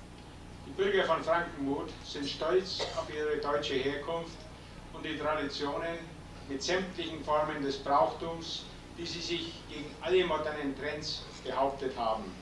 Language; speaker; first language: German; native; German